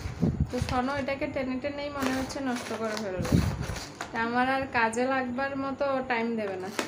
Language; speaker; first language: Bangla; native; Bangla